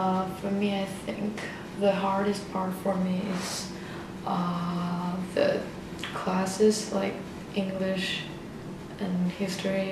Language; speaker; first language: English; non-native, learner; Chinese